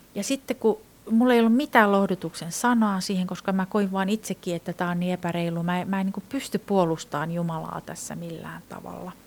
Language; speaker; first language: Finnish; non-native, fluent; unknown